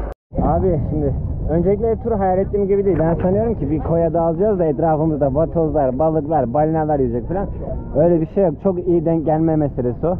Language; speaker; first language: Turkish; native; Turkish